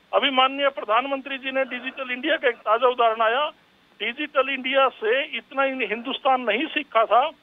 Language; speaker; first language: Hindi; native; Hindi